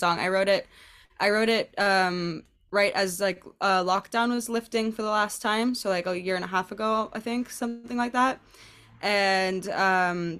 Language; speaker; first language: English; native; English